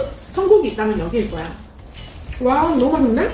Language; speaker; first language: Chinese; non-native, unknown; Korean